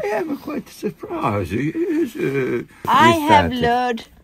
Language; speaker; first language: English; non-native, learner; Italian